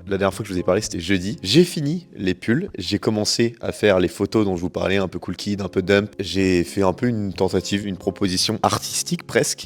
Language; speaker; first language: French; native; French